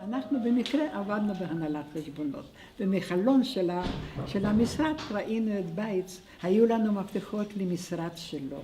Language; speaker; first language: Hebrew; non-native, fluent; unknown